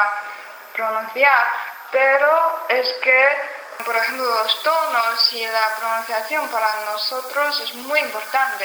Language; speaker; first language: Spanish; non-native, learner; Chinese